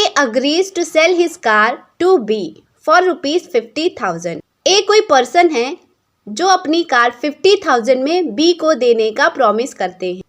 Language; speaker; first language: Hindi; native; Hindi